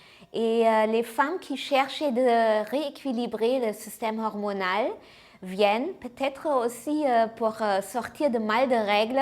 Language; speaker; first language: French; non-native, fluent; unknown